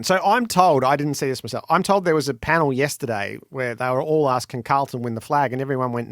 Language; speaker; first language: English; native; English